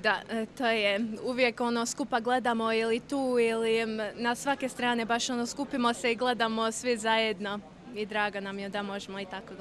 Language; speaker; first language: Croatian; early bilingual, heritage; Croatian